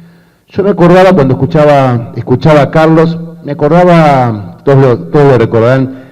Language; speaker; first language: Spanish; native; Spanish